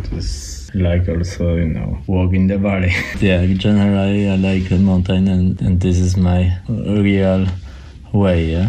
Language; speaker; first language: English; non-native, learner; Polish